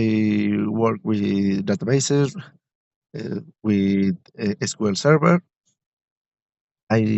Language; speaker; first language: English; non-native, learner; Spanish